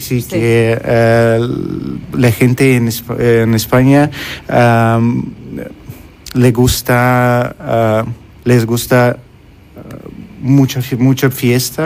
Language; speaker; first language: Spanish; non-native, learner; Russian